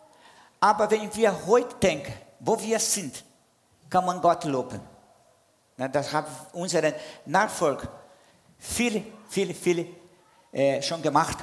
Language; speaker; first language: German; non-native, fluent; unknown